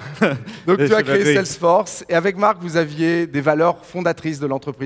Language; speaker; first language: French; native; French